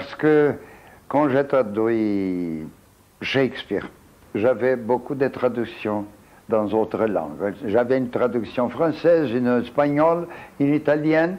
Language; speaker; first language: French; non-native, fluent; Portuguese